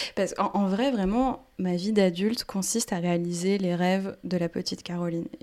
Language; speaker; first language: French; native; French